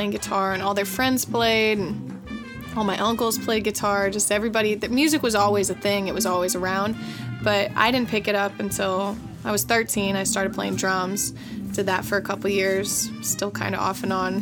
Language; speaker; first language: English; native; English